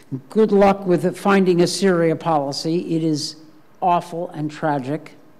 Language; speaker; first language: English; native; English